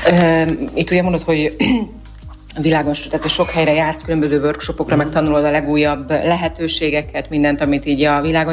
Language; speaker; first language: Hungarian; native; Hungarian